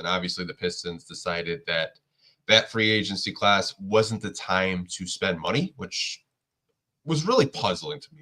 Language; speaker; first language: English; native; English